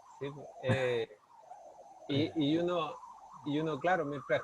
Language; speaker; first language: Spanish; native; Spanish